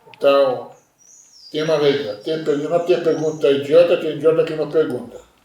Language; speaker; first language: Portuguese; non-native, fluent; Hebrew